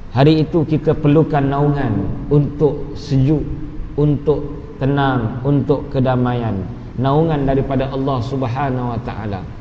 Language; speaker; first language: Malay; native; Malay